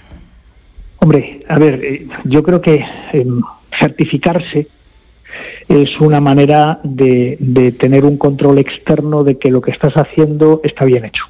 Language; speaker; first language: Spanish; native; Spanish